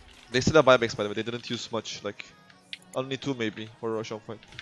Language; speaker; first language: English; non-native, fluent; Turkish